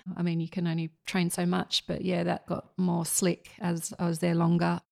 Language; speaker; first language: English; native; English